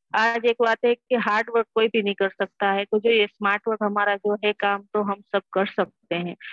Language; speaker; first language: Hindi; non-native, local second language; Gujarati